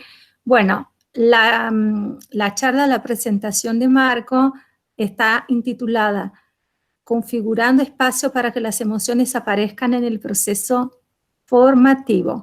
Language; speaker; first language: Spanish; non-native, fluent; Portuguese